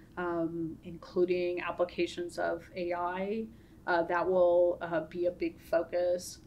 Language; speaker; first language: English; native; English